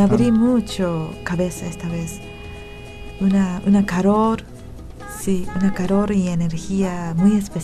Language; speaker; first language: Spanish; non-native, fluent; Japanese